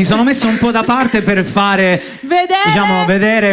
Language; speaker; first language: Italian; native; Italian